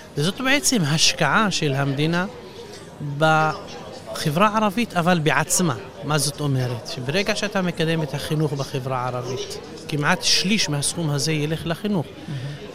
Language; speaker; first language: Hebrew; non-native, local second language; Arabic